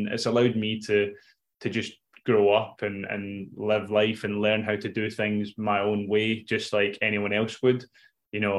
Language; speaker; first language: English; native; English